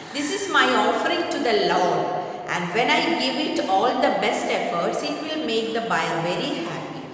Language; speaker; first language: English; non-native, local second language; Malayalam